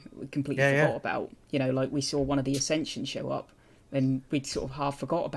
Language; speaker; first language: English; native; English